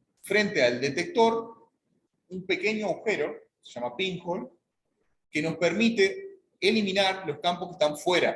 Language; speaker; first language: Spanish; native; Spanish